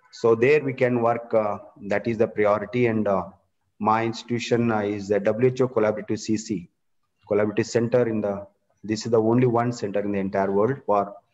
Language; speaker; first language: English; non-native, local second language; Kannada